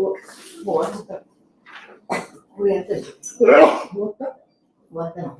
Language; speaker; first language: Japanese; native; Japanese